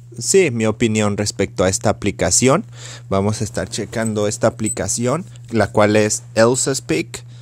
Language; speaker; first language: Spanish; native; Spanish